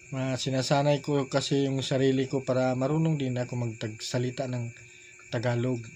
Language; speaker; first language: Filipino; non-native, local second language; Cebuano